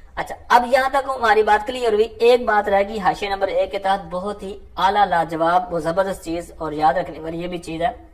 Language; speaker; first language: Urdu; non-native, local second language; Punjabi